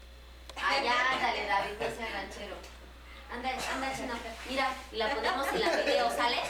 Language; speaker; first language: Spanish; native; Spanish